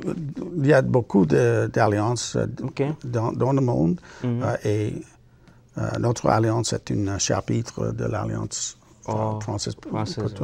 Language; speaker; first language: French; non-native, learner; English